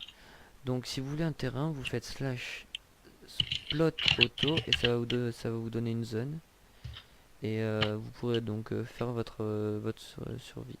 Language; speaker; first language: French; native; French